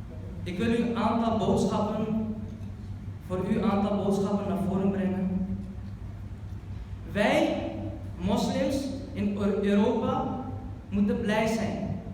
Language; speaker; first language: Dutch; early bilingual, other home language; Urdu